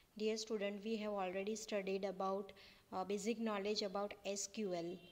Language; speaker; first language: English; non-native, local second language; Gujarati